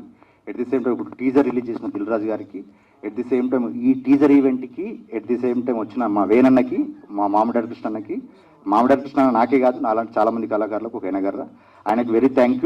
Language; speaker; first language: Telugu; native; Telugu